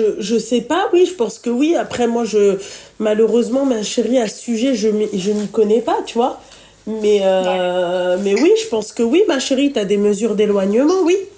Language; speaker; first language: French; native; French